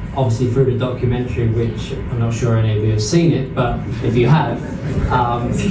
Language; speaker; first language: English; native; English